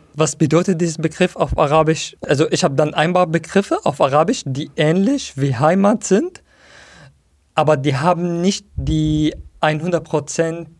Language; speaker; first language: German; non-native, fluent; Arabic